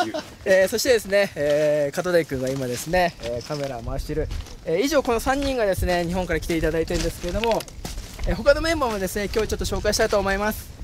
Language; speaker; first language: Japanese; native; Japanese